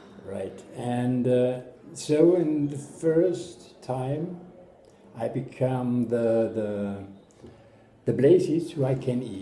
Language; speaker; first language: English; non-native, learner; German